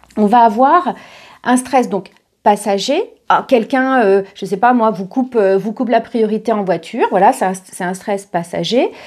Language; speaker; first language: French; native; French